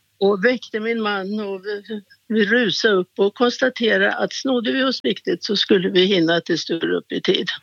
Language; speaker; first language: Swedish; native; Swedish